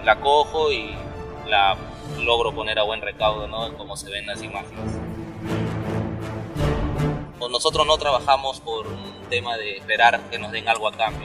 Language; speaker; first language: Spanish; native; Spanish